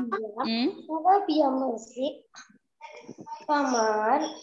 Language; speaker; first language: French; non-native, learner; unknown